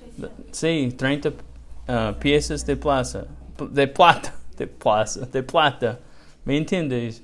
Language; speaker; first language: Spanish; non-native, learner; English